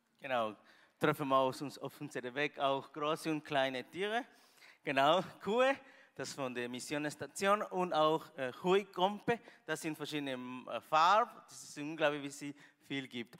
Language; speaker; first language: German; non-native, learner; Spanish